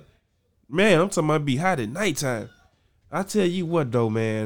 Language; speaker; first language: English; native; English